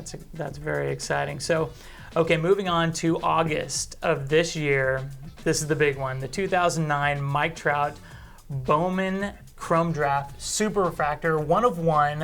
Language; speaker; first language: English; native; English